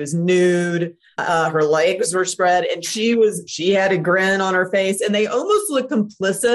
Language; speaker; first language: English; native; English